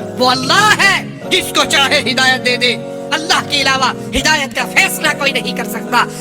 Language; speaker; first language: Urdu; non-native, local second language; Punjabi